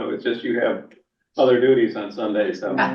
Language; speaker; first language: English; native; English